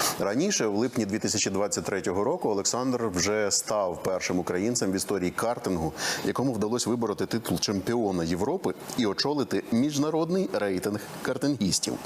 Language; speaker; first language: Ukrainian; native; Ukrainian